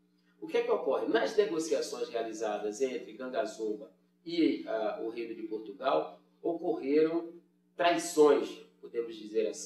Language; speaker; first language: Portuguese; native; Portuguese